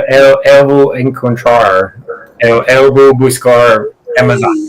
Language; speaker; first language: Portuguese; non-native, learner; English